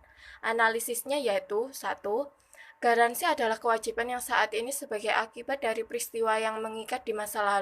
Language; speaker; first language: Indonesian; native; Indonesian